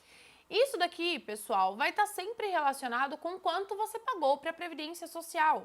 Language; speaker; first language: Portuguese; native; Portuguese